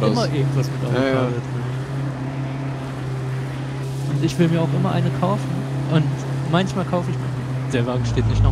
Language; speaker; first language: German; native; German